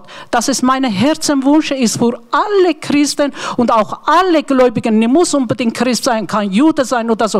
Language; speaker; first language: German; non-native, learner; Armenian